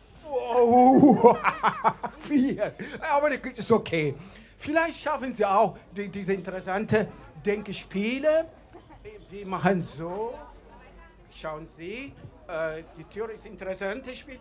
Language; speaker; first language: German; non-native, fluent; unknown